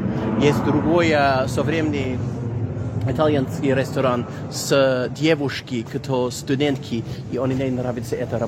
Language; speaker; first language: Russian; non-native, learner; English